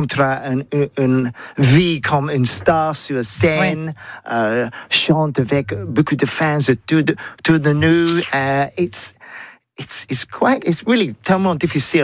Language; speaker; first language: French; non-native, learner; English